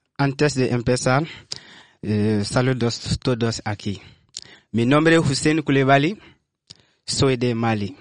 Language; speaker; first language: Spanish; non-native, learner; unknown